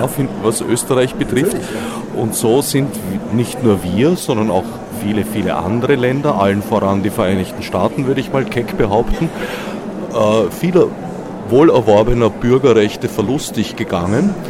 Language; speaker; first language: German; native; German